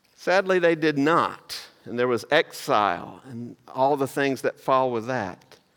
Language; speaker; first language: English; native; English